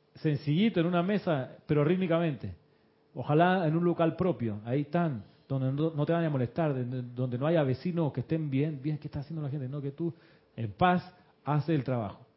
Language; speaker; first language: Spanish; early bilingual, other home language; Russian